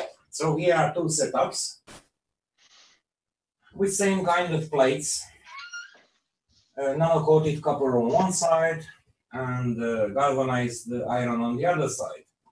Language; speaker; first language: English; non-native, fluent; Hungarian